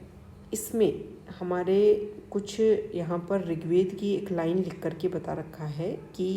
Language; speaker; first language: Hindi; native; Hindi